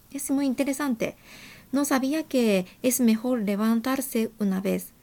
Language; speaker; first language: Spanish; non-native, fluent; Japanese